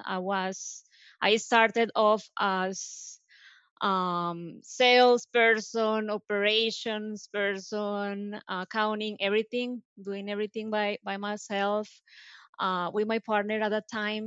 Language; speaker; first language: English; non-native, fluent; Spanish